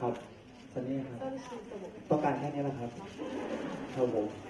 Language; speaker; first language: Thai; native; Thai